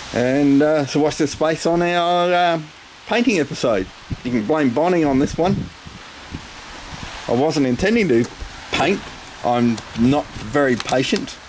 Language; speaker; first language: English; native; English